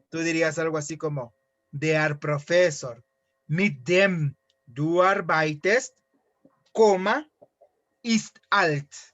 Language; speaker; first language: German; non-native, fluent; Spanish